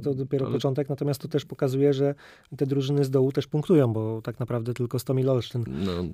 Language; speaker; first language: Polish; native; Polish